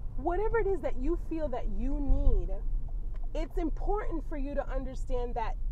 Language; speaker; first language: English; early bilingual, other home language; Spanish